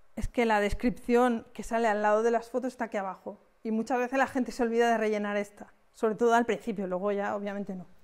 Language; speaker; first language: Spanish; native; Spanish